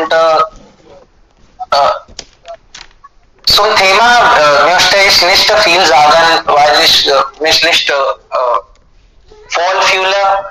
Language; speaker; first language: German; non-native, learner; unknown